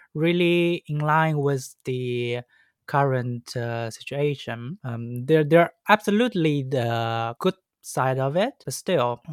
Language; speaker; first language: English; non-native, fluent; Chinese